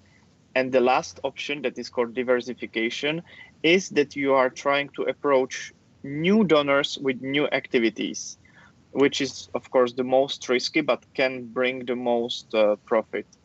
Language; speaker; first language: English; non-native, fluent; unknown